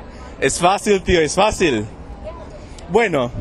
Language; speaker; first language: Spanish; non-native, learner; English